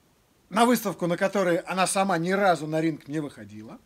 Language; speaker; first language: Russian; native; Russian